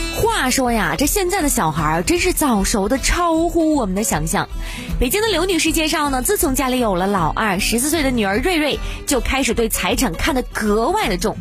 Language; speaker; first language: Chinese; native; Chinese